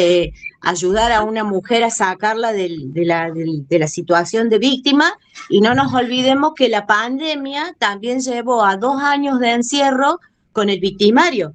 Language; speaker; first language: Spanish; native; Spanish